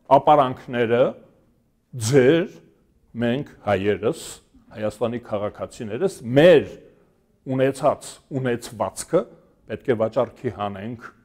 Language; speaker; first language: Armenian; native; Armenian